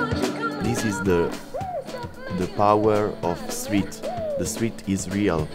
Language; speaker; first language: English; non-native, learner; Italian